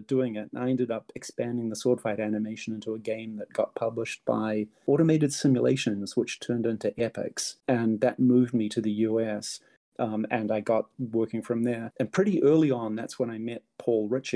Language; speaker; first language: English; native; English